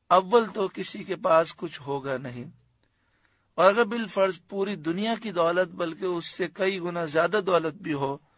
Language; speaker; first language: Urdu; native; Urdu